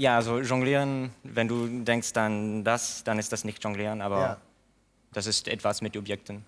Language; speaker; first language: German; non-native, local second language; French